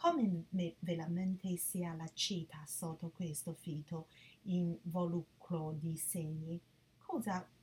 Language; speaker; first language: Italian; non-native, learner; Chinese